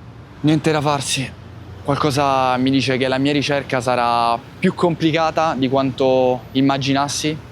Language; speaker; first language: Italian; native; Italian